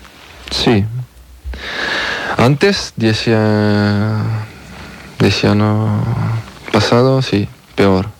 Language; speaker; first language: Spanish; non-native, learner; French